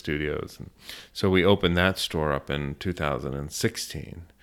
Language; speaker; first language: English; native; English